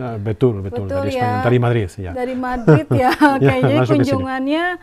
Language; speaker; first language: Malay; non-native, learner; Spanish